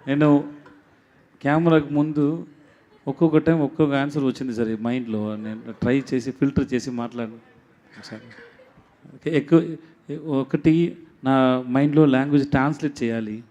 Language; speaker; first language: Telugu; non-native, learner; Tamil